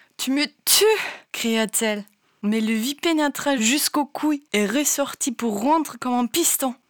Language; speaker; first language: French; non-native, fluent; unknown